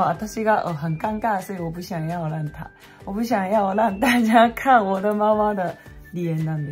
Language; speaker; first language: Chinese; non-native, learner; Japanese